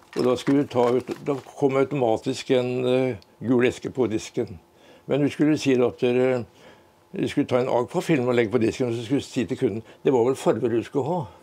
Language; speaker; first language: Norwegian; native; Norwegian